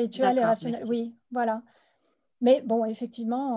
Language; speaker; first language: French; native; French